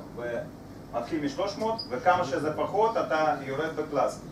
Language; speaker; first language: Hebrew; non-native, fluent; Russian